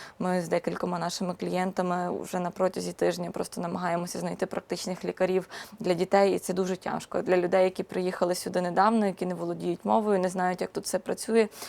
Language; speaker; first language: Ukrainian; native; Ukrainian